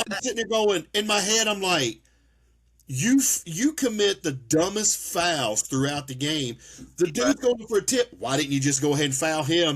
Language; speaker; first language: English; native; English